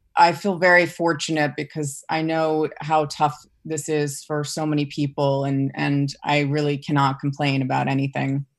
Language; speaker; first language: English; native; English